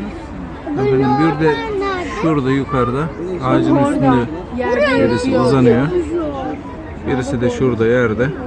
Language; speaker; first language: Turkish; native; Turkish